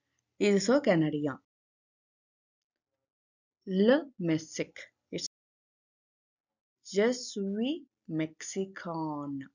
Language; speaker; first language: French; non-native, learner; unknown